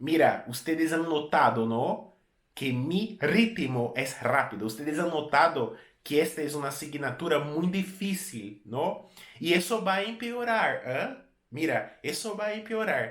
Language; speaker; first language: Spanish; non-native, fluent; Portuguese